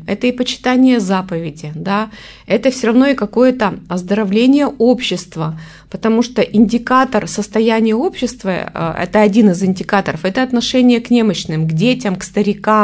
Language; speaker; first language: Russian; native; Russian